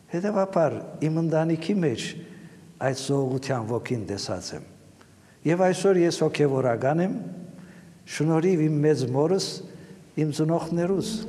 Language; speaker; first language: Armenian; native; Armenian